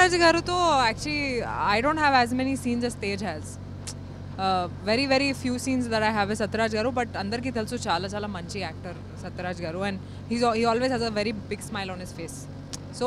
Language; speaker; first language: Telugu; non-native, fluent; Hindi